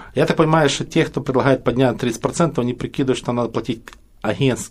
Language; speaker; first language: Russian; native; Russian